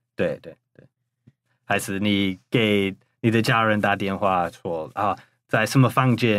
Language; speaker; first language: Chinese; non-native, fluent; English